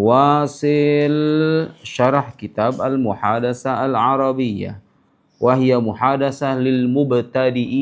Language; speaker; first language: Arabic; non-native, fluent; Indonesian